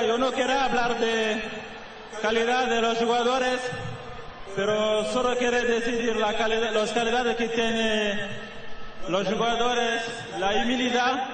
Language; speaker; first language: Spanish; non-native, learner; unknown